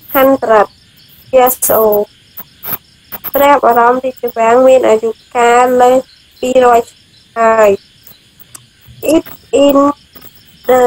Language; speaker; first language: English; non-native, learner; Khmer